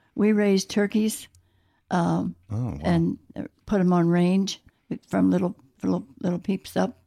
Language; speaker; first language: English; native; English